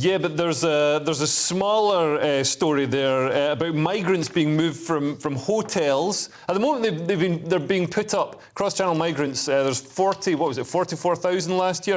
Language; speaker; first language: English; native; English